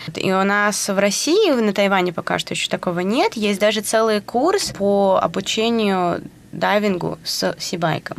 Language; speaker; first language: Russian; native; Russian